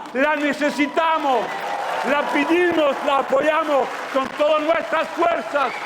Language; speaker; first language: Spanish; non-native, fluent; French